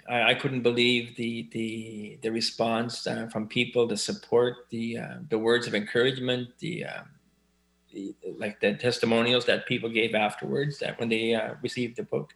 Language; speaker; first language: English; native; English